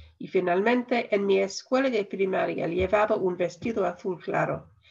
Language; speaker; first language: Spanish; non-native, fluent; English